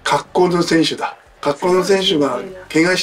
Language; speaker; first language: Japanese; native; Japanese